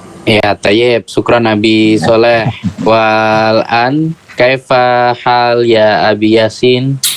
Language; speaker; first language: Arabic; non-native, fluent; Indonesian